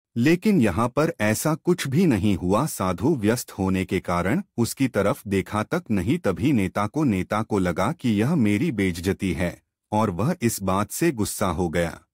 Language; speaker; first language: Hindi; non-native, local second language; Gujarati